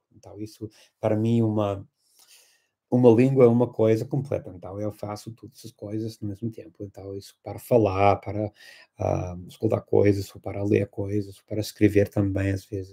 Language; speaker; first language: Portuguese; non-native, fluent; English